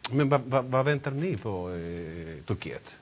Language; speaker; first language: Swedish; non-native, fluent; Spanish